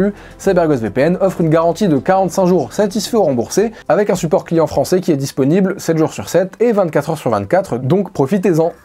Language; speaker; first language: French; native; French